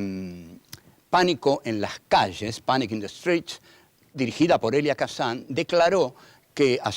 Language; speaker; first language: Spanish; native; Spanish